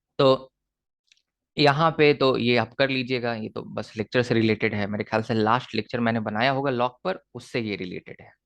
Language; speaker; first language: Hindi; native; Hindi